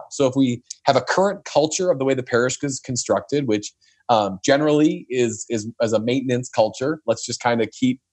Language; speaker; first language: English; native; English